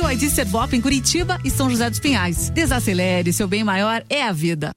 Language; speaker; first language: Portuguese; native; Portuguese